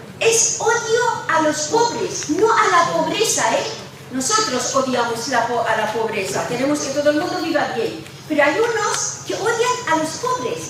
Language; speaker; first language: Spanish; non-native, fluent; Persian